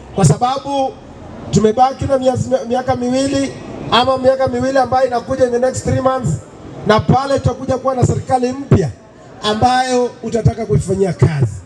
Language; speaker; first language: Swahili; non-native, local second language; Luyia